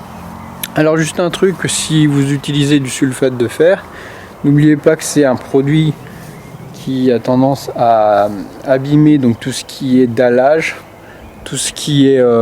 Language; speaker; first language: French; native; French